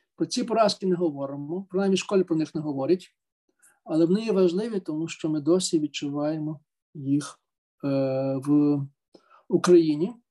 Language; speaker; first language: Ukrainian; native; Ukrainian